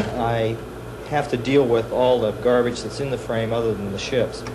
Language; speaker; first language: English; native; English